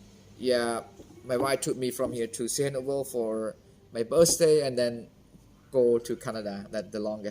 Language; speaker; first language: English; non-native, fluent; Khmer